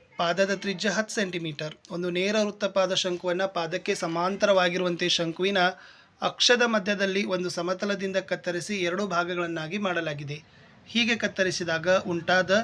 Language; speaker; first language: Kannada; native; Kannada